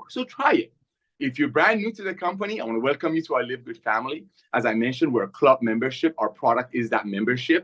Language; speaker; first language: English; native; English